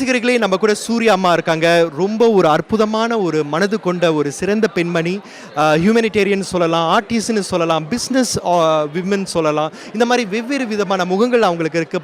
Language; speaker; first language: Tamil; native; Tamil